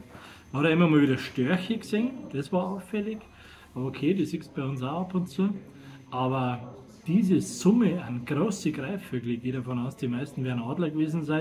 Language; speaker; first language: German; native; German